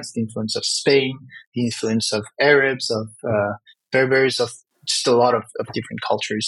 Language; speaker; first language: English; non-native, fluent; French